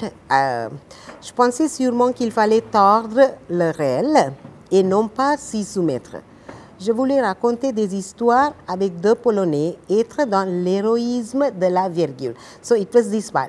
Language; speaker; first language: French; non-native, fluent; Sinhala